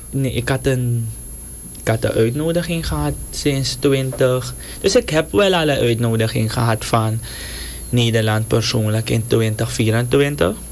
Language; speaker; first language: Dutch; native; Dutch